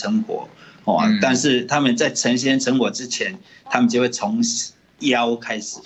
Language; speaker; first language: Chinese; native; Chinese